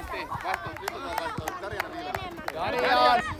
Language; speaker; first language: Finnish; native; Finnish